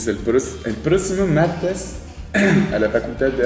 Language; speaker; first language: Spanish; non-native, learner; French